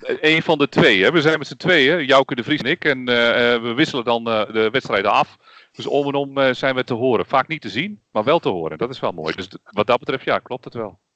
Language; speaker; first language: Dutch; native; Dutch